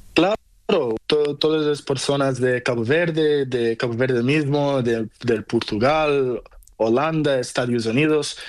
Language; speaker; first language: Spanish; non-native, learner; Portuguese